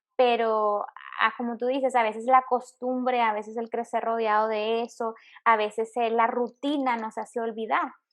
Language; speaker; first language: Spanish; native; Spanish